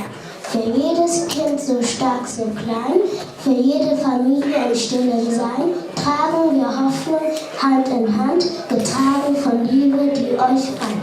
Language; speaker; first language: German; early bilingual, other home language; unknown